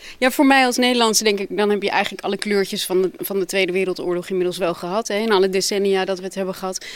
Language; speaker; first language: Dutch; native; Dutch